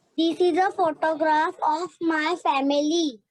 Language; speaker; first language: English; non-native, learner; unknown